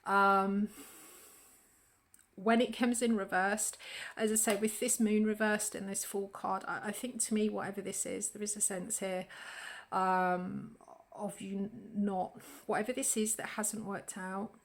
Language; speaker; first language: English; native; English